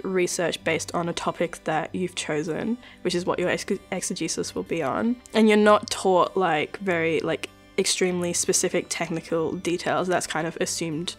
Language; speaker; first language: English; native; English